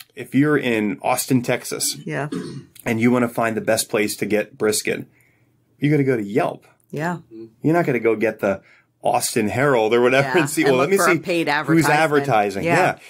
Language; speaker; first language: English; native; English